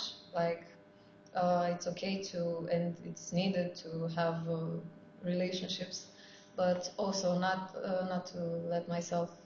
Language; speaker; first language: English; non-native, fluent; Romanian